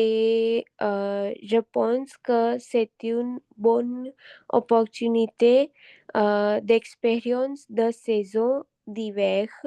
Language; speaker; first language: French; non-native, learner; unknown